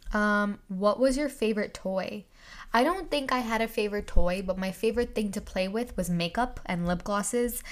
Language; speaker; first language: English; native; English